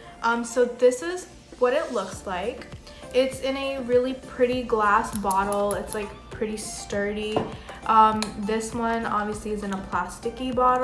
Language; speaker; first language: English; native; English